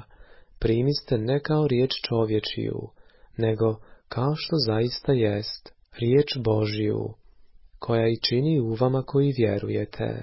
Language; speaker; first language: Croatian; native; Croatian